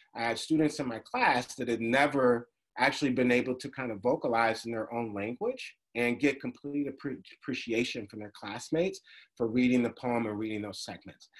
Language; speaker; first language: English; native; English